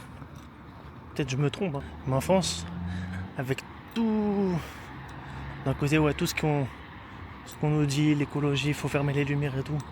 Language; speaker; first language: French; native; French